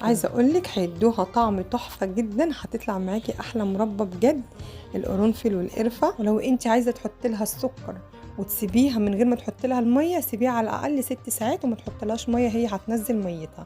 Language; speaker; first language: Arabic; native; Arabic